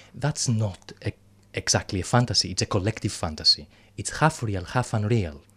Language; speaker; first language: English; non-native, fluent; Greek